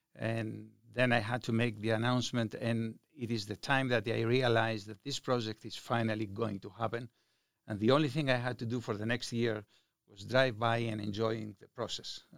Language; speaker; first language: English; non-native, fluent; Greek